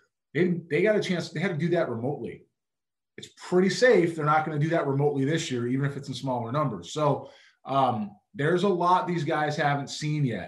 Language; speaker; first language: English; native; English